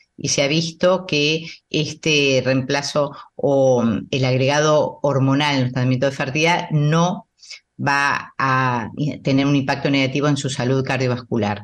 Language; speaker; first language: Spanish; native; Spanish